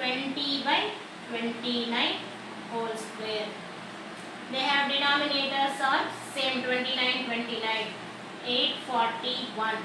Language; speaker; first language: English; non-native, local second language; Telugu